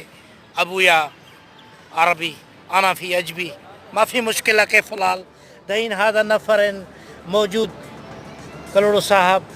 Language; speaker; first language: Arabic; non-native, learner; Sindhi